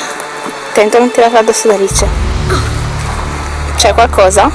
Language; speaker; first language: Italian; native; Italian